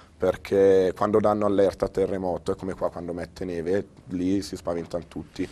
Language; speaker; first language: Italian; native; Italian